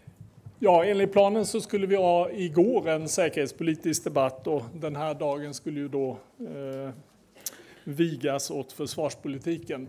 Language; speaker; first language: Swedish; native; Swedish